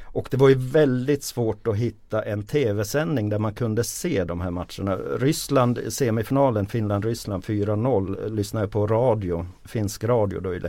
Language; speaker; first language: Swedish; early bilingual, other home language; Finnish